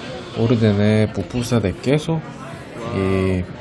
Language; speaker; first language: Spanish; non-native, learner; Korean